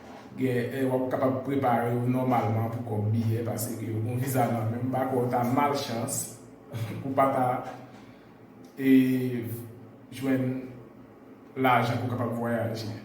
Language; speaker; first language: French; non-native, learner; Haitian Creole